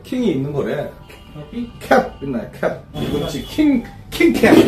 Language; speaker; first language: Korean; native; Korean